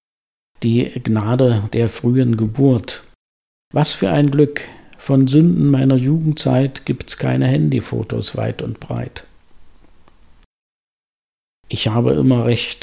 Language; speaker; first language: German; native; German